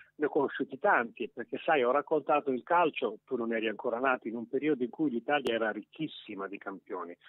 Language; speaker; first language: Italian; native; Italian